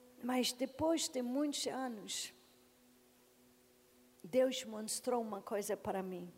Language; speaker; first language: Portuguese; non-native, learner; English